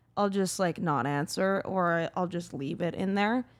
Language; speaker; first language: English; native; English